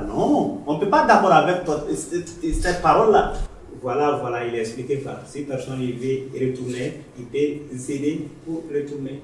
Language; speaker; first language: French; non-native, learner; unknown